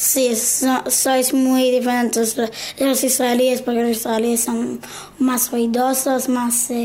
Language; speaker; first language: Spanish; early bilingual, heritage; Hebrew